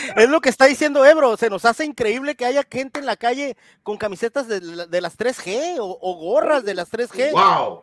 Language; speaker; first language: Spanish; native; Spanish